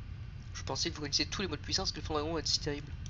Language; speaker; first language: French; native; French